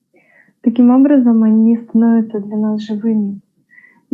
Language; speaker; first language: Russian; native; Russian